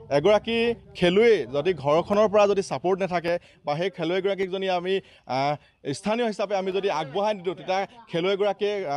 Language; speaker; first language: Assamese; non-native, local second language; Hindi